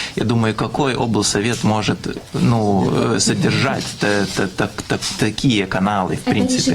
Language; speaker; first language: Russian; non-native, fluent; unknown